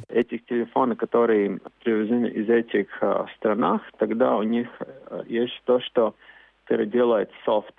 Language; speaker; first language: Russian; non-native, local second language; Latvian